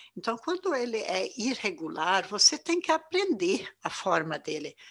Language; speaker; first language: Portuguese; non-native, fluent; German